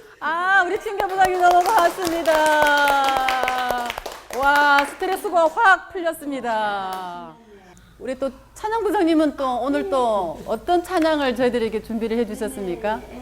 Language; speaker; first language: Korean; native; Korean